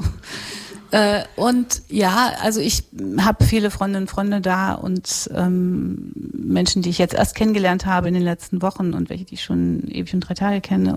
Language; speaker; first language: German; native; German